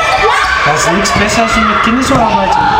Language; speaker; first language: German; non-native, fluent; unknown